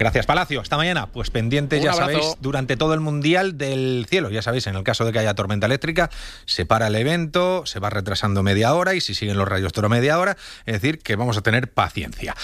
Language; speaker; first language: Spanish; native; Spanish